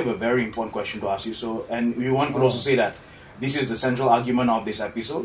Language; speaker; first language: English; non-native, local second language; Malay